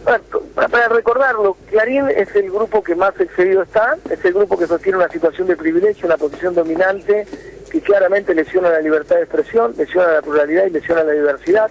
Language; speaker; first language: Spanish; native; Spanish